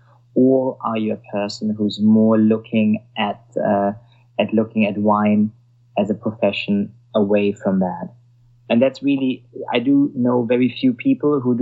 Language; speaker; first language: English; non-native, fluent; German